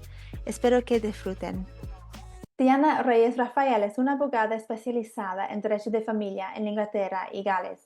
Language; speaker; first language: Spanish; non-native, fluent; English